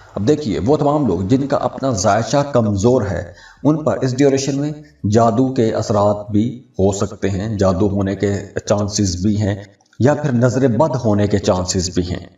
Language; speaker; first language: Urdu; native; Urdu